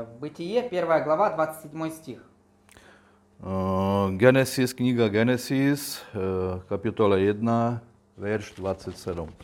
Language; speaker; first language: Czech; non-native, learner; Russian